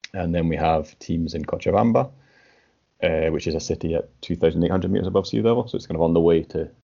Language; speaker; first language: English; native; English